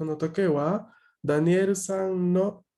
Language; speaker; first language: Japanese; non-native, fluent; Spanish